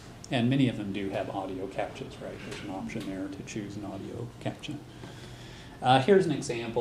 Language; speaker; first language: English; native; English